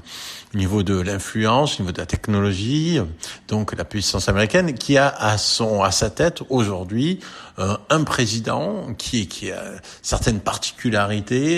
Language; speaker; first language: French; native; French